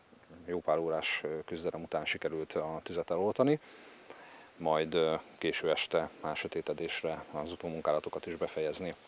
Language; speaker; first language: Hungarian; native; Hungarian